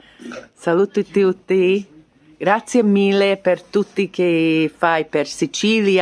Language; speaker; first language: Italian; non-native, learner; Hungarian